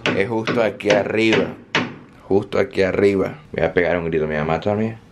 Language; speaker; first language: Spanish; native; Spanish